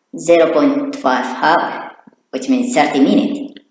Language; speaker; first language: English; non-native, local second language; Amharic